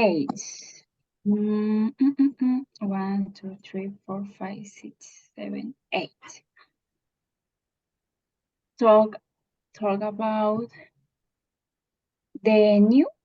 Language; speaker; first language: English; non-native, learner; Spanish